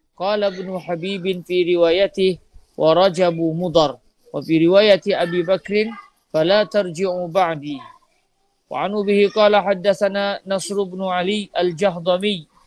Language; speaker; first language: Arabic; non-native, fluent; Malay